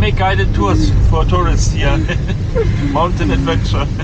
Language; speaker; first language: English; non-native, learner; German